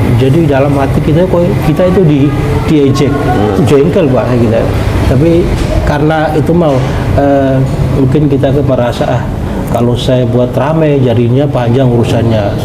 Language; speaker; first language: Indonesian; non-native, local second language; Tetum